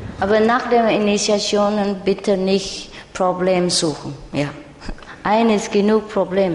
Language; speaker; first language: German; non-native, learner; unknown